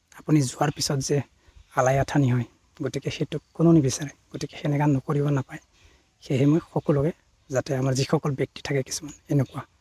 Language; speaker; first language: Assamese; non-native, local second language; Bodo